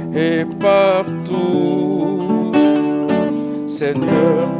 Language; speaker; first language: French; non-native, local second language; Lingala